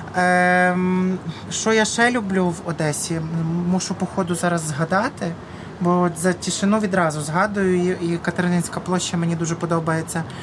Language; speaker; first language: Ukrainian; native; Ukrainian